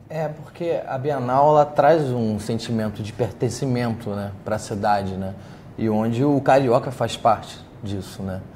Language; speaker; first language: Portuguese; native; Portuguese